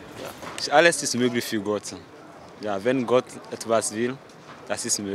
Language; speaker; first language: German; non-native, learner; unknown